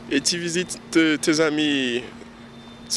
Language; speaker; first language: French; non-native, fluent; Portuguese